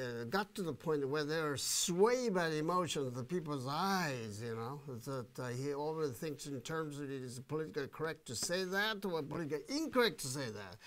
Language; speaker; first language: English; non-native, fluent; Japanese